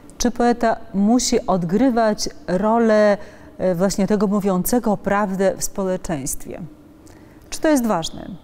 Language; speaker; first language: Polish; native; Polish